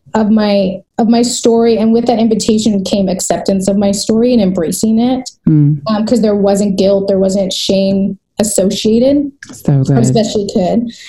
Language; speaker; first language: English; native; English